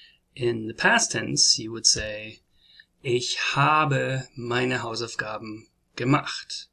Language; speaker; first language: German; non-native, learner; English